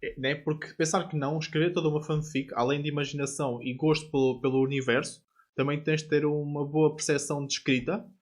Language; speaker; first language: Portuguese; native; Portuguese